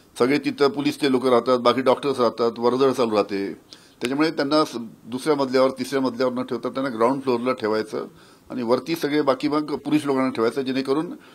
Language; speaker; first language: Marathi; native; Marathi